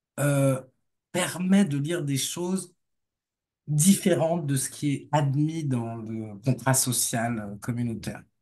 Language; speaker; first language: French; native; French